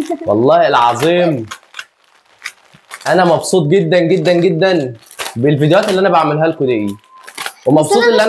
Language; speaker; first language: Arabic; native; Arabic